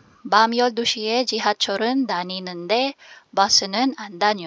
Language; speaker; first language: Korean; non-native, fluent; Filipino